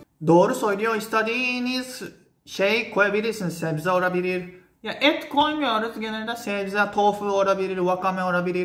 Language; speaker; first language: Turkish; non-native, fluent; Japanese